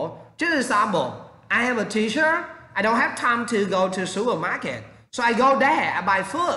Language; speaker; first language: English; non-native, learner; Vietnamese